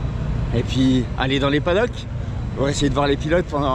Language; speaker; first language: French; native; French